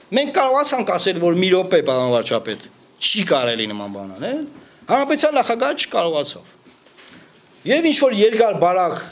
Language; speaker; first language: Armenian; native; Armenian